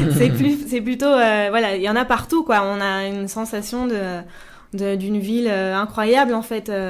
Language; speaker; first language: French; native; French